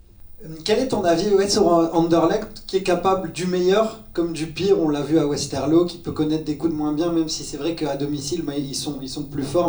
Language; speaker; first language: French; native; French